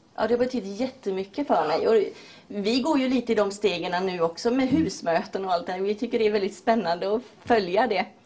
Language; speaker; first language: Swedish; native; Swedish